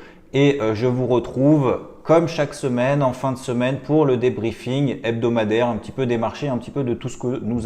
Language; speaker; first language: French; native; French